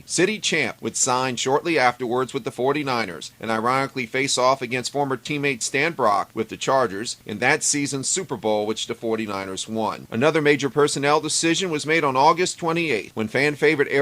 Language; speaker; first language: English; native; English